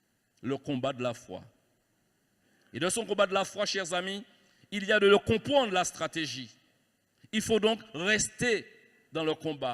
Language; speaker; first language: French; native; French